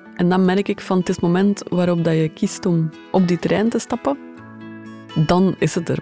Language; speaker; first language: Dutch; native; Dutch